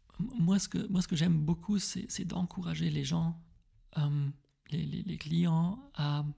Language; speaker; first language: French; early bilingual, heritage; French